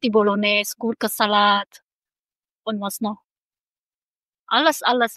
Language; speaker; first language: German; non-native, local second language; Indonesian